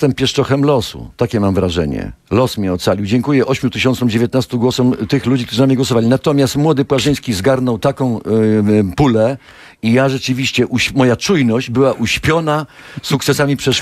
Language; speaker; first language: Polish; native; Polish